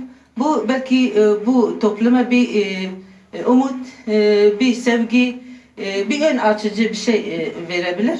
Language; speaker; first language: Turkish; non-native, local second language; Kurdish